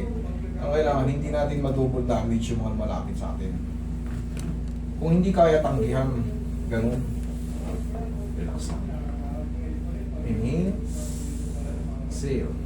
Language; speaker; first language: Filipino; native; Filipino